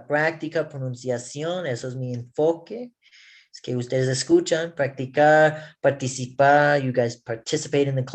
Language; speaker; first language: Spanish; non-native, learner; English